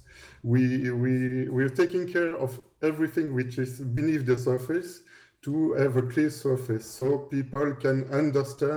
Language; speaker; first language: English; non-native, fluent; French